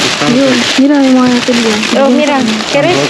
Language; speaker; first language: Spanish; non-native, learner; Filipino